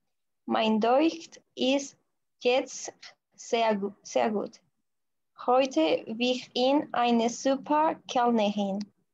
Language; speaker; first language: German; non-native, learner; Spanish